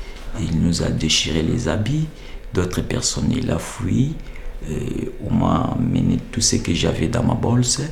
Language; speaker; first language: French; non-native, local second language; Lingala